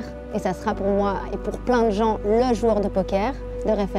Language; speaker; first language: French; native; French